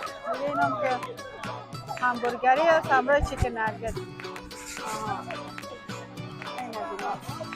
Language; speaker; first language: Persian; native; Persian